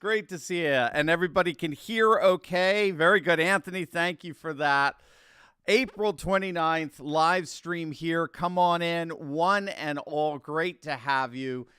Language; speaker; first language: English; native; English